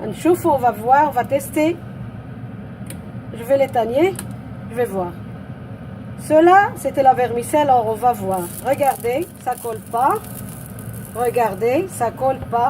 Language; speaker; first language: French; non-native, local second language; Arabic